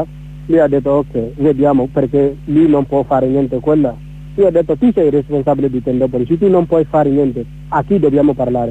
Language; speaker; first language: Italian; non-native, learner; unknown